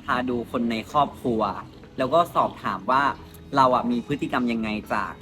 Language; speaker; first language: Thai; non-native, local second language; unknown